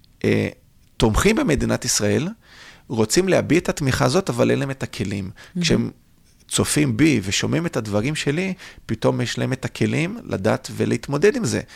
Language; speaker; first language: Hebrew; non-native, fluent; Portuguese